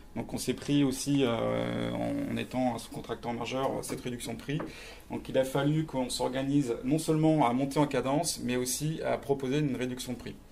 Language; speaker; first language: French; native; French